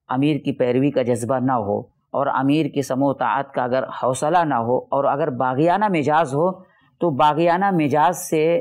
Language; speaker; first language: Urdu; native; Urdu